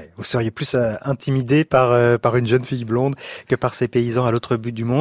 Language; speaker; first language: French; native; French